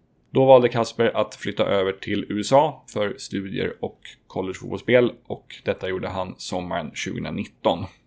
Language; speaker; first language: Swedish; native; Swedish